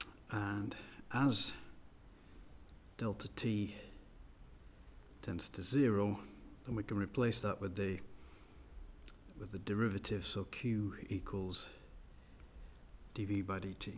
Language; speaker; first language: English; native; English